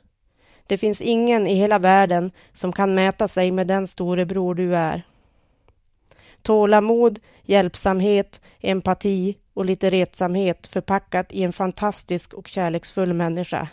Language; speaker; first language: Swedish; native; Swedish